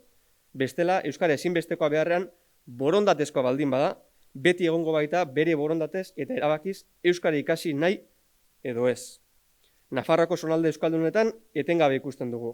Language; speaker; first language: Basque; native; Basque